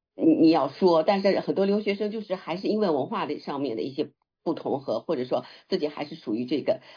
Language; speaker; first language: Chinese; native; Chinese